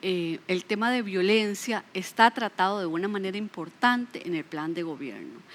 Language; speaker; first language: Spanish; native; Spanish